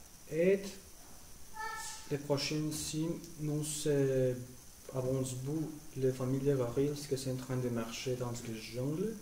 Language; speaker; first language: French; non-native, learner; Spanish